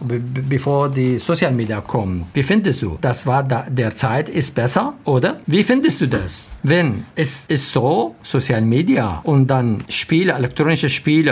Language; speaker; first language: German; non-native, learner; Arabic